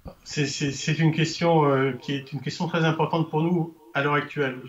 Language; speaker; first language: French; native; French